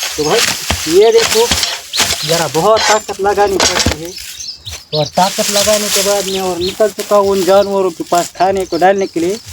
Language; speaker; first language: Hindi; non-native, local second language; Marathi